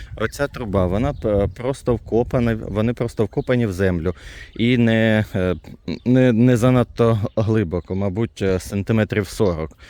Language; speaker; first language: Ukrainian; non-native, local second language; Russian